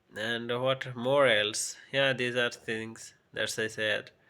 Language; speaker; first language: English; non-native, local second language; Bangla